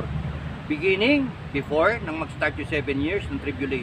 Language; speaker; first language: Filipino; native; Filipino